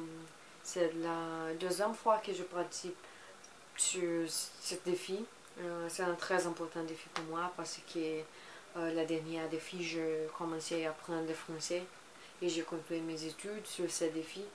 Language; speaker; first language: French; non-native, learner; Portuguese